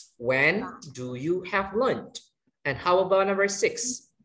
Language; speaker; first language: English; non-native, fluent; Indonesian